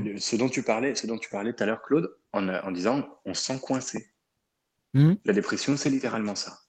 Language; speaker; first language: French; early bilingual, other home language; Arabic